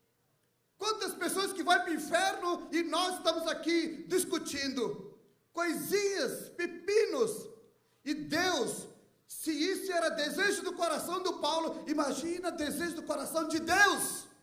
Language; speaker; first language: Portuguese; non-native, fluent; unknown